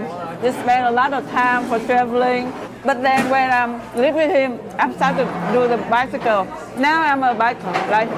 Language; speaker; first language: English; non-native, learner; Vietnamese